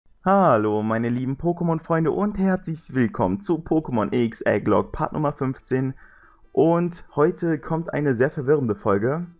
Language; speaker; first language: German; native; German